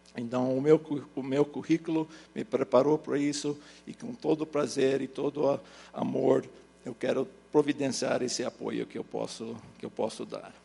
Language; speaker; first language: Portuguese; early bilingual, other home language; English